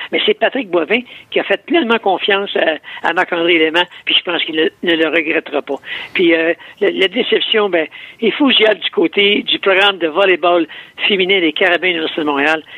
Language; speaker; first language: French; native; French